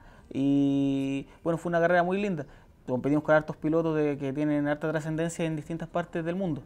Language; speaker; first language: Spanish; native; Spanish